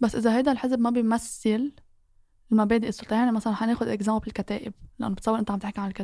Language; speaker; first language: Arabic; native; Arabic